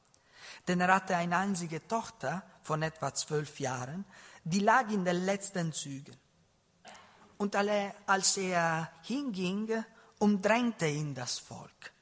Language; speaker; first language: German; non-native, learner; Italian